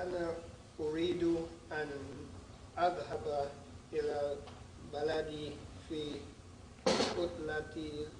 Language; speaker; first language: Arabic; non-native, learner; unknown